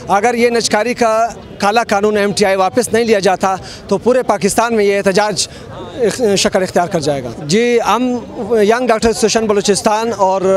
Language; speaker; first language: Urdu; non-native, local second language; Pashto